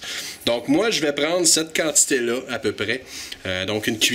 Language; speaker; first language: French; native; French